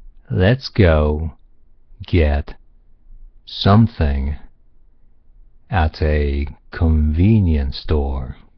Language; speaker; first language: English; non-native, fluent; Japanese